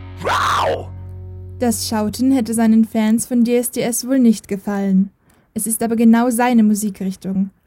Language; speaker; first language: German; native; German